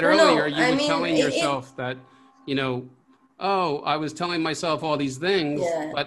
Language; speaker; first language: English; native; English